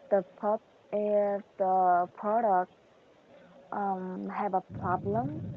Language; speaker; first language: English; non-native, learner; Korean